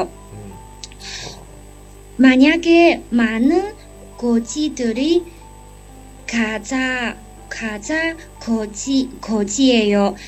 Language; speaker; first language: Korean; non-native, learner; Chinese